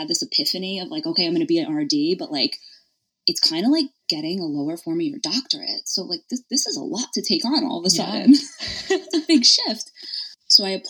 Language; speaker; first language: English; native; English